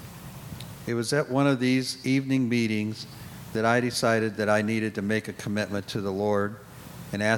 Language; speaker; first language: English; native; English